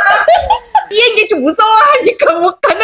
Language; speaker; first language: Korean; non-native, fluent; Uzbek